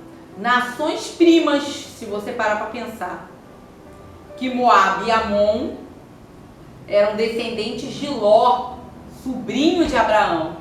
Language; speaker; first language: Portuguese; native; Portuguese